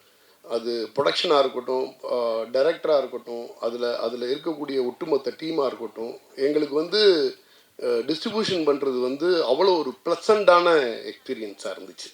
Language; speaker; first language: Tamil; native; Tamil